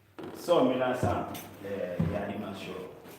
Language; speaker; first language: Japanese; non-native, learner; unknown